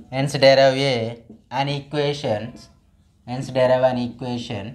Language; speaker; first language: English; non-native, local second language; Telugu